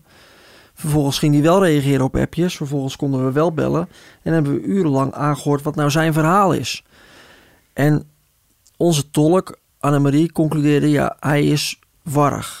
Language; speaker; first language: Dutch; native; Dutch